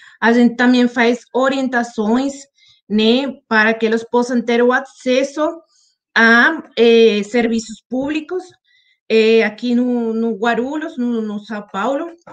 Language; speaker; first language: Portuguese; non-native, fluent; Spanish